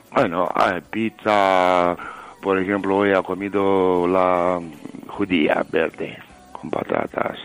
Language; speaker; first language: Spanish; non-native, learner; Romanian